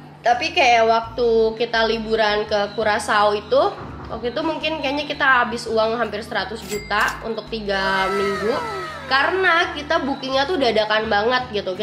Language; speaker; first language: Indonesian; native; Indonesian